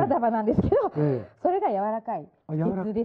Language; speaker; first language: Japanese; native; Japanese